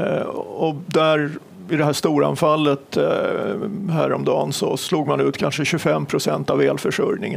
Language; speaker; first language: Swedish; native; Swedish